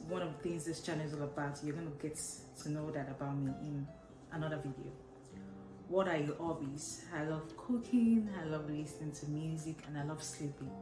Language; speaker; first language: English; non-native, local second language; Yoruba